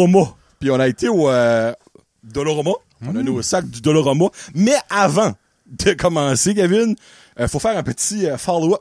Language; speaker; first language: French; native; French